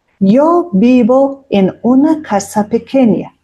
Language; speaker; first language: Spanish; non-native, fluent; Mongolian